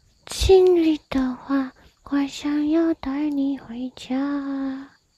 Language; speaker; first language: Chinese; non-native, fluent; Vietnamese